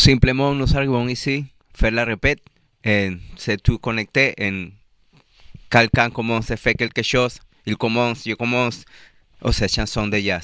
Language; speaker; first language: French; non-native, learner; Spanish